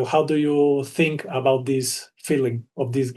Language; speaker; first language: English; non-native, learner; Spanish